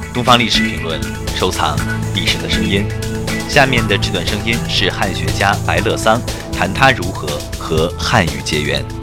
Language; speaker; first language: Chinese; native; Chinese